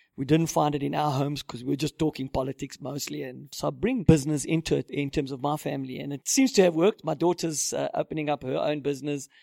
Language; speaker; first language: English; native; English